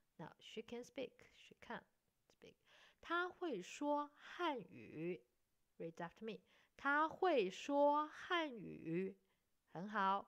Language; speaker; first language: Chinese; non-native, fluent; English